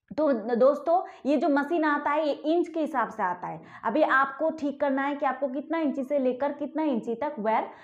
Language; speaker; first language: Hindi; non-native, local second language; Bangla